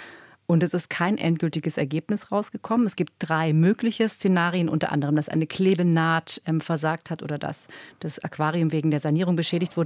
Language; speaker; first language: German; native; German